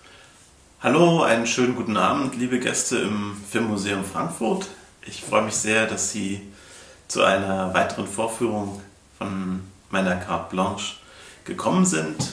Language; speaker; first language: German; native; German